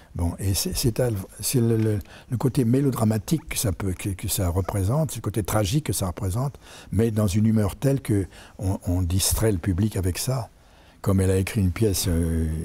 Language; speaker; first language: French; native; French